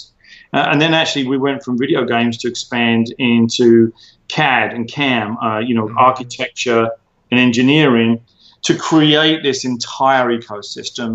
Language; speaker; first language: English; native; English